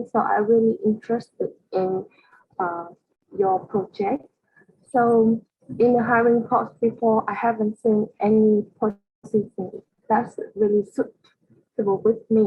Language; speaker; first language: English; non-native, learner; Vietnamese